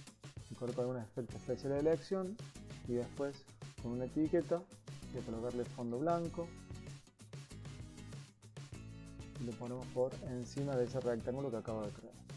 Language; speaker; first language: Spanish; native; Spanish